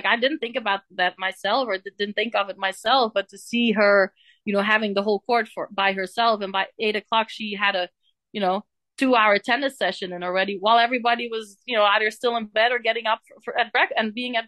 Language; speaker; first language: English; non-native, fluent; Dutch